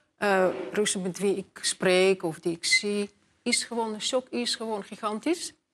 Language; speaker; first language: Dutch; non-native, fluent; Russian